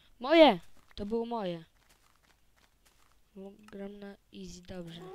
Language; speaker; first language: Polish; native; Polish